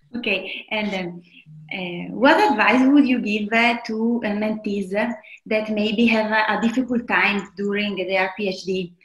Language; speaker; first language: English; non-native, fluent; Italian